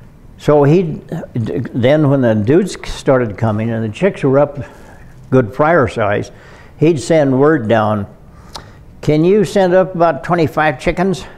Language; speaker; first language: English; native; English